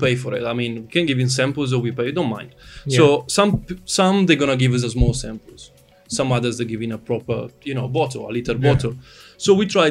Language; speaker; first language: English; non-native, fluent; Italian